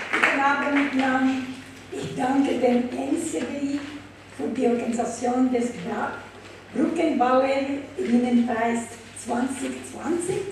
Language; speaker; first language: German; non-native, fluent; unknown